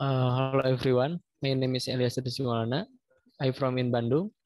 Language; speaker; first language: English; non-native, learner; Indonesian